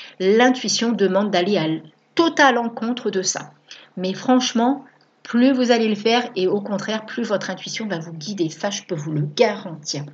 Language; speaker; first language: French; native; French